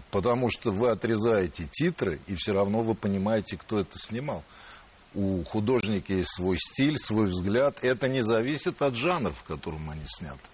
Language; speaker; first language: Russian; native; Russian